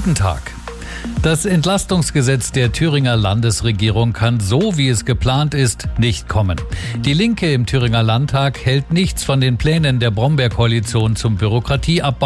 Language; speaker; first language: German; native; German